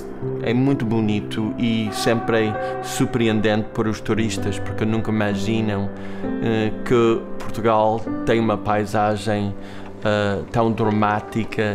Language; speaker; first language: Portuguese; non-native, fluent; English